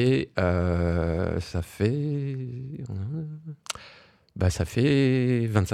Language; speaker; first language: French; native; French